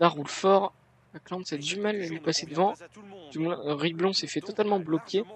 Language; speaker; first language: French; native; French